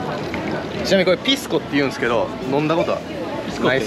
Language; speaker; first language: Japanese; native; Japanese